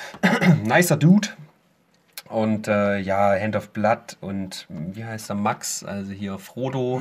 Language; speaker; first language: German; native; German